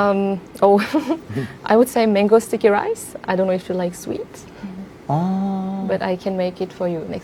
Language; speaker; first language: English; non-native, fluent; French